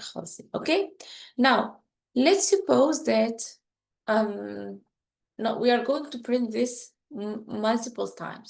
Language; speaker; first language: English; non-native, fluent; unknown